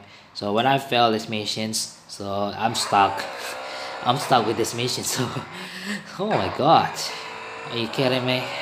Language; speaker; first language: English; non-native, learner; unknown